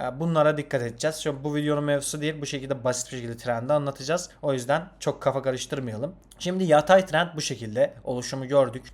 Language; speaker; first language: Turkish; non-native, fluent; Azerbaijani